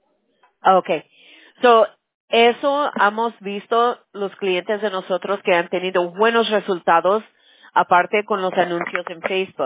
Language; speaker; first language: Spanish; early bilingual, heritage; Spanish